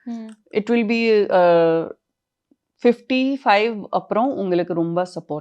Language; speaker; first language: Tamil; non-native, fluent; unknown